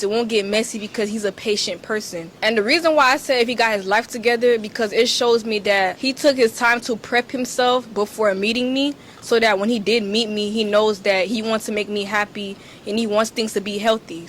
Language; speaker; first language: English; native; English